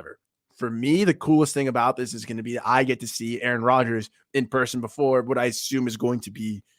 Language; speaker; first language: English; native; English